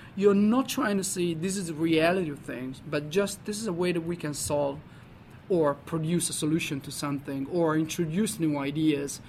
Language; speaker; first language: English; non-native, fluent; Italian